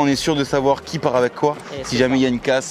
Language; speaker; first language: French; native; French